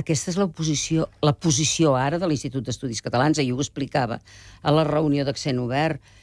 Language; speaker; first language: Catalan; native; Catalan